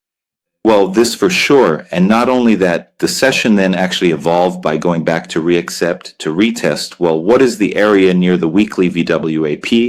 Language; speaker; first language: English; non-native, fluent; Italian